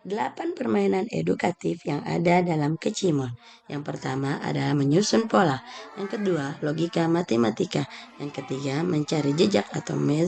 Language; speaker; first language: Indonesian; native; Indonesian